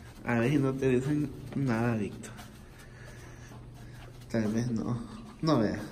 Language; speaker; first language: Spanish; native; Spanish